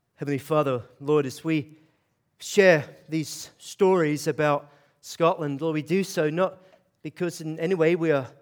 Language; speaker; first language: English; native; English